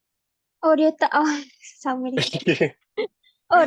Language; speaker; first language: Malay; native; Malay